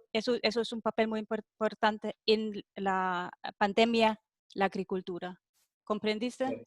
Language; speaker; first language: Spanish; non-native, fluent; German